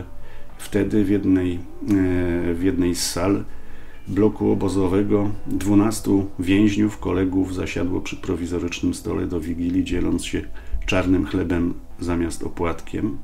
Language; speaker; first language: Polish; native; Polish